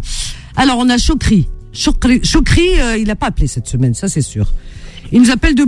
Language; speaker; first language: French; native; French